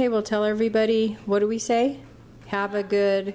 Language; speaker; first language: English; native; English